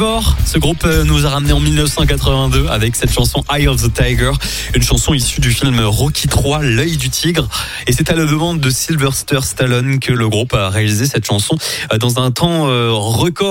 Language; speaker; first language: French; native; French